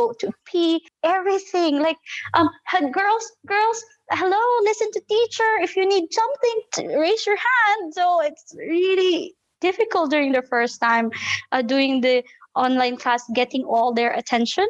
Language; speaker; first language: English; non-native, local second language; Filipino